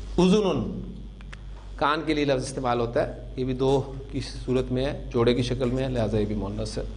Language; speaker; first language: Urdu; native; Urdu